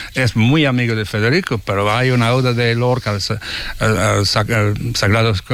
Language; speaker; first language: Spanish; non-native, fluent; English